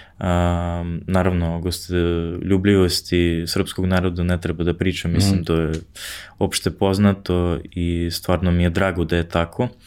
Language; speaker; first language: Serbian; non-native, fluent; English